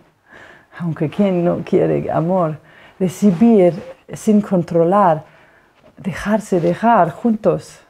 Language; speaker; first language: Spanish; non-native, fluent; Danish